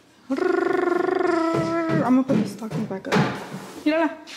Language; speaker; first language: English; early bilingual, other home language; Spanish